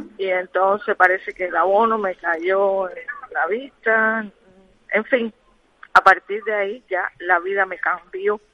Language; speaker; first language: Spanish; native; Spanish